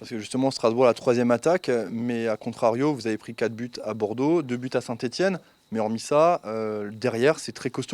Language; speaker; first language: French; native; French